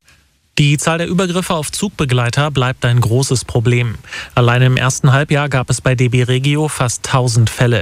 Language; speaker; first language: German; native; German